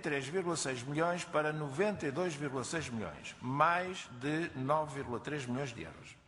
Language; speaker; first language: Portuguese; native; Portuguese